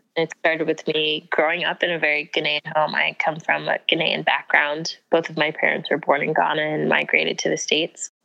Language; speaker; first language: English; early bilingual, other home language; Akan